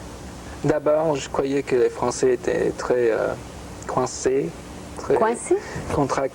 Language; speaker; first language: French; non-native, fluent; English